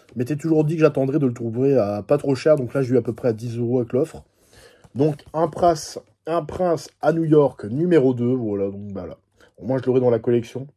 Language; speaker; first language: French; native; French